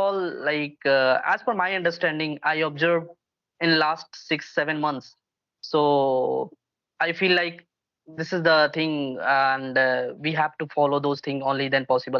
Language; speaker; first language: English; non-native, local second language; Hindi